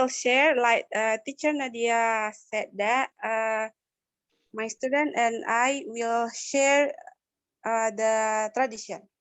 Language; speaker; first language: English; non-native, learner; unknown